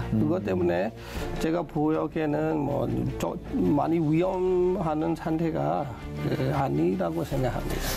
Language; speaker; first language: Korean; non-native, learner; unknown